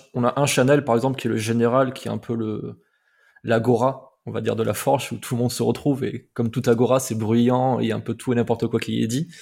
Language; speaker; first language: French; native; French